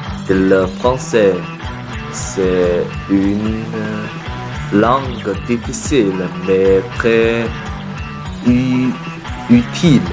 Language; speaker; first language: French; non-native, learner; Chinese